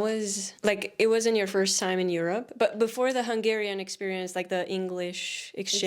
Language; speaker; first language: English; non-native, fluent; Spanish